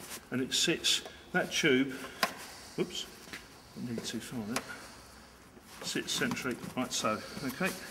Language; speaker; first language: English; native; English